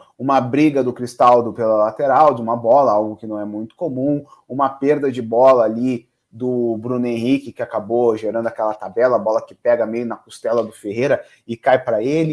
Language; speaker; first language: Portuguese; native; Portuguese